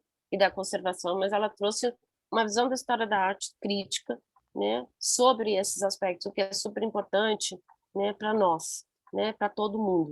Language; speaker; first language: Portuguese; non-native, learner; Spanish